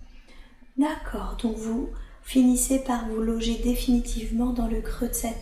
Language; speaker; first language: French; native; French